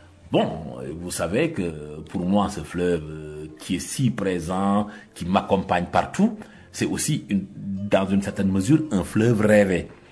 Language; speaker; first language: French; non-native, local second language; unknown